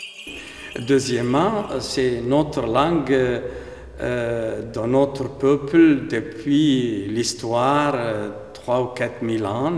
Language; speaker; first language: French; non-native, fluent; Aramaic